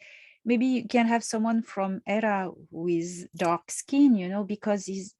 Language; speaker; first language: English; non-native, fluent; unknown